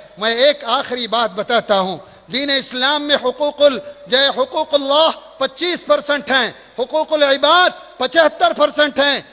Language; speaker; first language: Urdu; native; Urdu